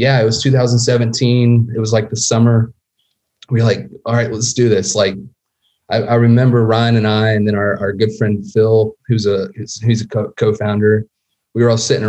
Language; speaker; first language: English; native; English